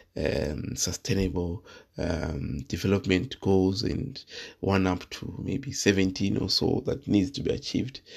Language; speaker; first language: English; non-native, local second language; Shona